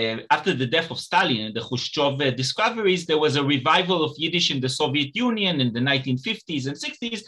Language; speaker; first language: English; non-native, fluent; Hebrew